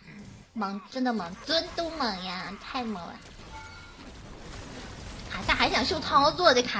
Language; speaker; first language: Chinese; native; Chinese